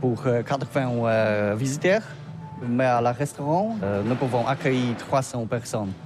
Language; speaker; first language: French; non-native, learner; Polish